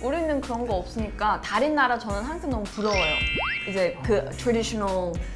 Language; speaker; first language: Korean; non-native, fluent; English